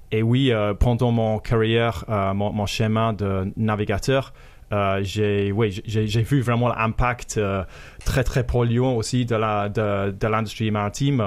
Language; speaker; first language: French; non-native, fluent; English